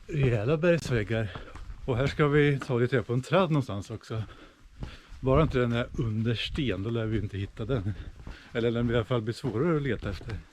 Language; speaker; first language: Swedish; native; Swedish